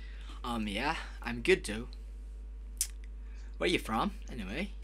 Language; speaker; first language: English; non-native, learner; Indonesian